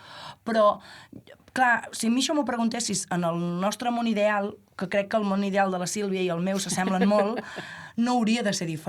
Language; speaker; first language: Catalan; native; Catalan